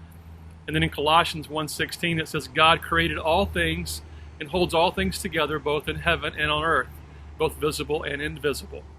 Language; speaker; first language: English; native; English